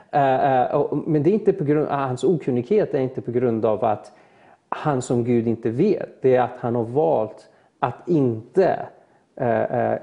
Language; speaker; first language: Swedish; early bilingual, other home language; Persian